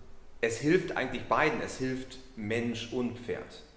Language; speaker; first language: German; native; German